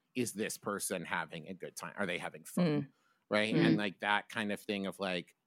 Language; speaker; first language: English; native; English